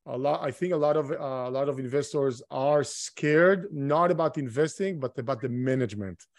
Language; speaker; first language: English; non-native, fluent; Hebrew